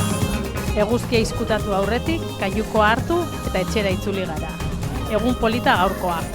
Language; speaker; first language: Basque; native; Basque